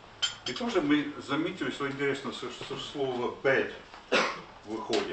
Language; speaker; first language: Russian; non-native, fluent; English